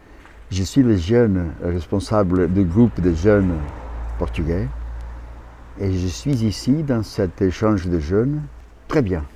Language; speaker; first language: French; non-native, fluent; Portuguese